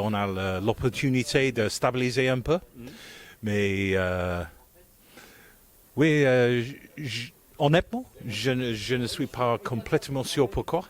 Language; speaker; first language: French; non-native, fluent; English